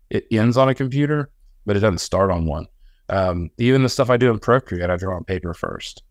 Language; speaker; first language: English; native; English